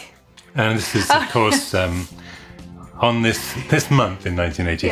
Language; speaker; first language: English; native; English